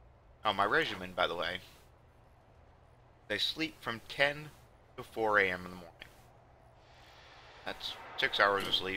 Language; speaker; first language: English; native; English